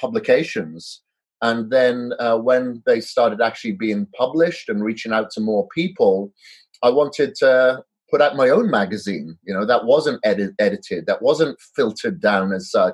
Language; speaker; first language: English; native; English